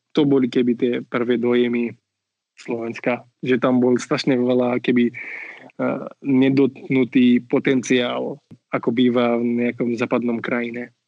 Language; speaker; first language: Slovak; non-native, fluent; Marathi